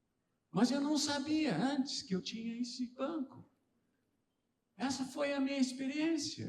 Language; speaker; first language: Portuguese; non-native, fluent; English